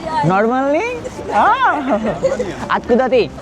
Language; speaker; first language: Russian; non-native, learner; Bangla